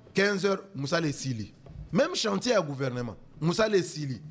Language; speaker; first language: French; non-native, local second language; Lingala